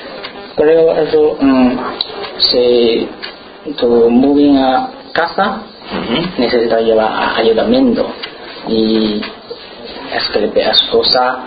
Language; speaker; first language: Spanish; non-native, learner; Chinese